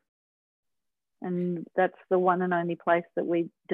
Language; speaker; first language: English; native; English